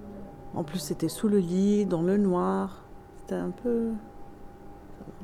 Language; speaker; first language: French; non-native, local second language; Arabic